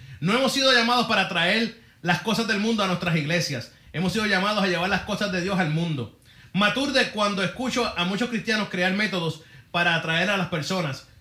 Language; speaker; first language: Spanish; early bilingual, heritage; Spanish